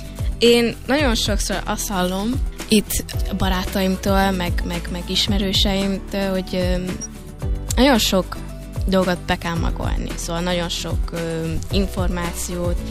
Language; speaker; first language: Hungarian; early bilingual, heritage; Hungarian